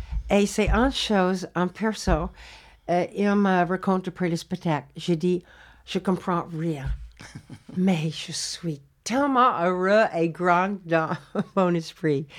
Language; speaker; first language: French; non-native, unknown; English